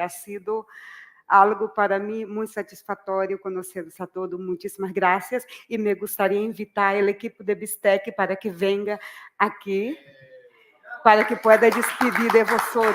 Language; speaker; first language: Spanish; non-native, fluent; Italian